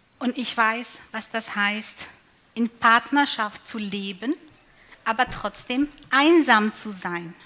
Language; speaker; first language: German; non-native, fluent; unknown